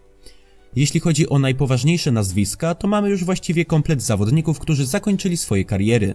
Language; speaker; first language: Polish; native; Polish